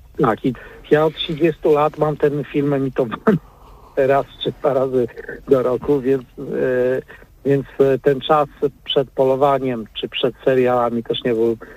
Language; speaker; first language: Polish; native; Polish